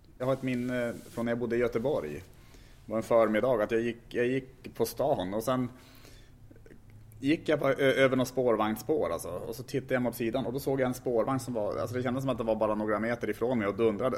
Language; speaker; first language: Swedish; native; Swedish